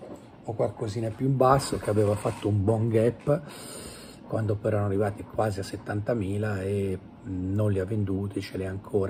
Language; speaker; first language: Italian; native; Italian